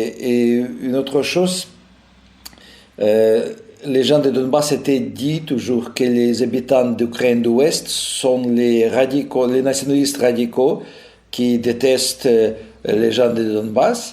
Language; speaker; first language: French; non-native, fluent; Russian